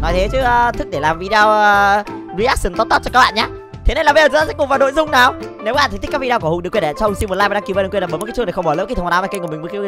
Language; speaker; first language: Vietnamese; native; Vietnamese